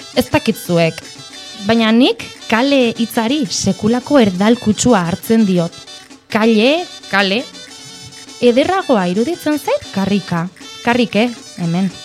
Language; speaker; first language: Basque; native; Basque